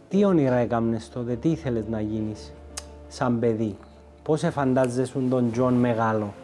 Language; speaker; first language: Greek; native; Greek